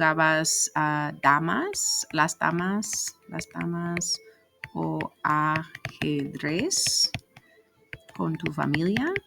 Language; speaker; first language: Spanish; non-native, fluent; English